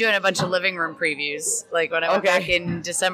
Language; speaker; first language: English; native; English